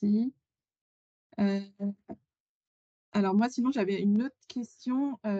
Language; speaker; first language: French; native; French